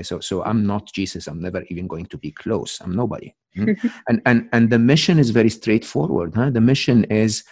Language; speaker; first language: English; non-native, fluent; Arabic